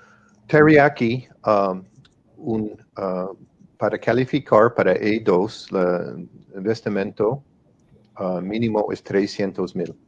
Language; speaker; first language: Spanish; non-native, fluent; English